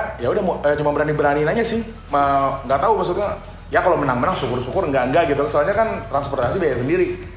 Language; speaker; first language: Indonesian; non-native, local second language; Banjar